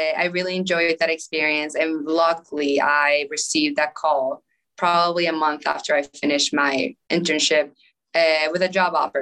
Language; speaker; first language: English; non-native, fluent; Spanish